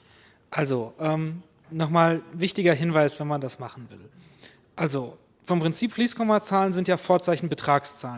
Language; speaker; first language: German; native; German